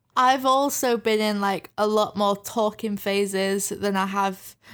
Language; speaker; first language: English; native; English